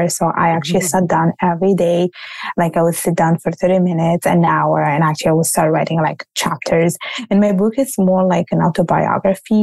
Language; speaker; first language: English; non-native, fluent; Italian